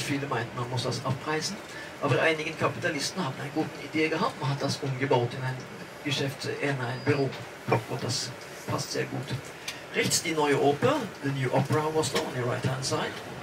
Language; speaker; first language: German; non-native, fluent; Norwegian